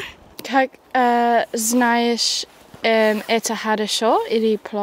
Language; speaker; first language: Russian; non-native, learner; English